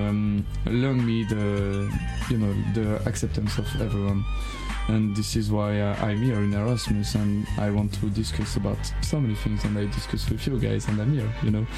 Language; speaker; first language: English; non-native, learner; French